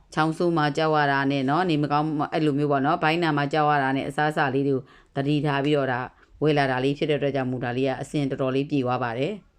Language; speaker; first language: Burmese; native; Burmese